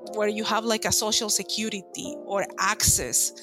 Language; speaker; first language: English; non-native, fluent; Spanish